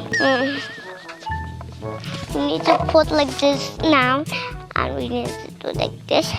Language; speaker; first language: English; non-native, learner; Thai